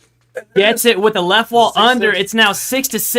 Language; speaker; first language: English; native; English